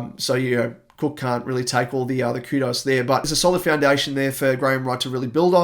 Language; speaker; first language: English; native; English